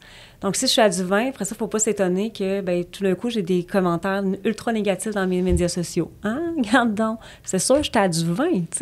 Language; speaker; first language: French; native; French